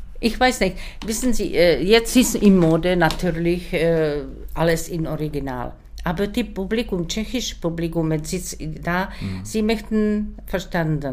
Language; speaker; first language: German; non-native, learner; Czech